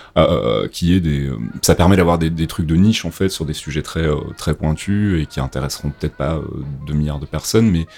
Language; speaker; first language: French; native; French